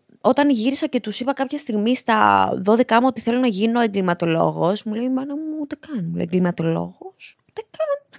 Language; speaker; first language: Greek; early bilingual, other home language; Albanian